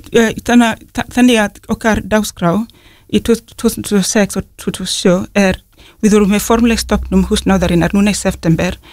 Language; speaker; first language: Icelandic; non-native, fluent; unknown